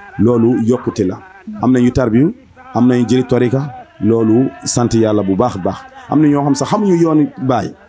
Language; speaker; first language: Wolof; non-native, fluent; Bambara